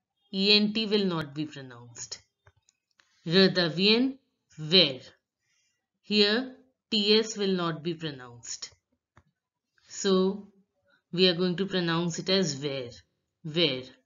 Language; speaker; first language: English; non-native, local second language; Hindi